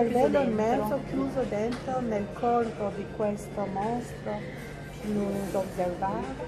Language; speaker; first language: Italian; non-native, fluent; Albanian